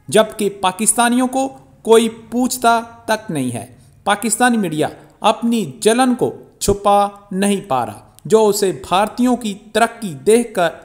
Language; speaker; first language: Hindi; native; Hindi